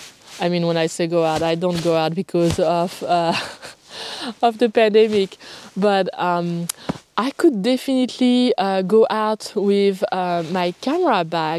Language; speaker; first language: English; non-native, fluent; French